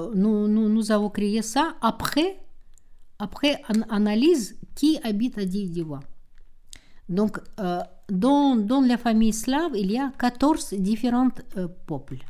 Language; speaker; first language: French; non-native, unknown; Russian